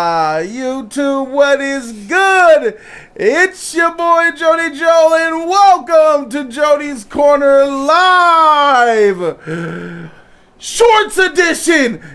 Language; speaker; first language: English; native; English